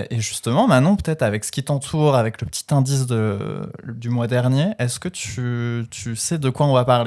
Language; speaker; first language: French; native; French